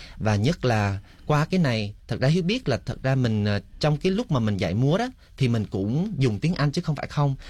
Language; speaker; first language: Vietnamese; early bilingual, heritage; Vietnamese